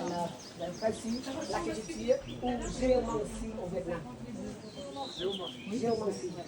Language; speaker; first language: French; non-native, learner; Vietnamese